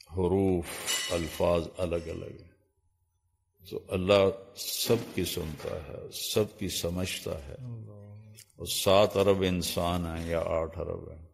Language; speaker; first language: Urdu; non-native, local second language; Punjabi